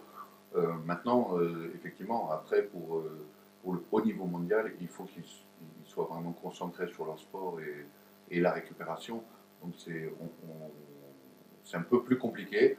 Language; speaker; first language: French; native; French